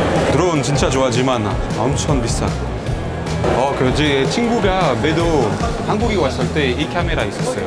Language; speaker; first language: Korean; non-native, learner; French